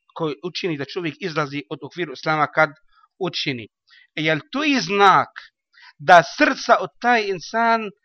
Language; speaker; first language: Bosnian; non-native, learner; Arabic